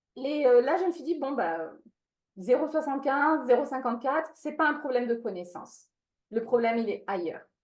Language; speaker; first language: French; non-native, fluent; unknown